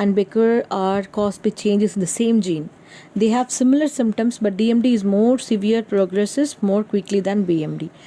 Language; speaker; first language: English; non-native, local second language; Tamil